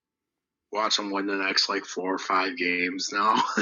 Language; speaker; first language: English; native; English